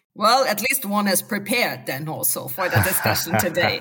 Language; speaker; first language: English; non-native, fluent; German